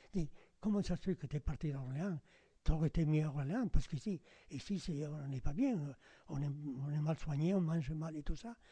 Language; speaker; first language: French; non-native, fluent; Spanish